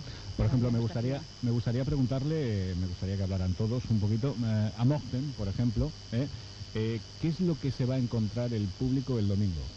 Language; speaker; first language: Spanish; native; Spanish